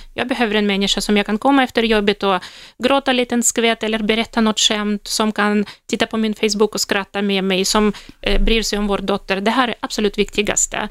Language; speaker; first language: Swedish; non-native, fluent; Russian